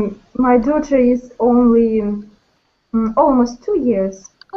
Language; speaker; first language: English; non-native, learner; Russian